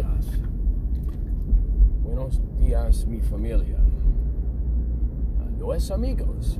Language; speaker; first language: Spanish; non-native, learner; English